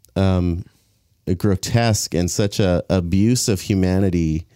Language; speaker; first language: English; native; English